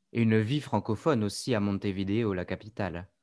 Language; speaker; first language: French; native; French